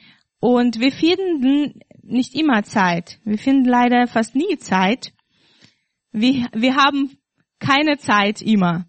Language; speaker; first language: German; non-native, fluent; Russian